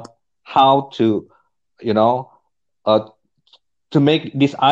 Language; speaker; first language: English; non-native, fluent; Indonesian